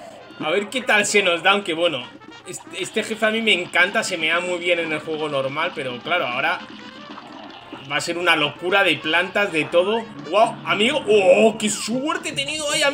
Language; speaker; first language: Spanish; native; Spanish